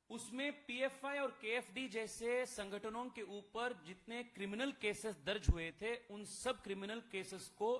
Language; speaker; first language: Hindi; non-native, local second language; Kannada